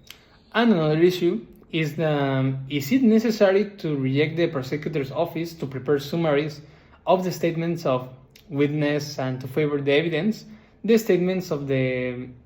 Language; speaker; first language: English; non-native, learner; Spanish